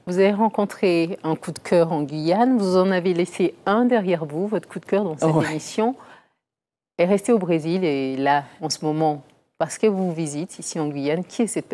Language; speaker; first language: French; native; French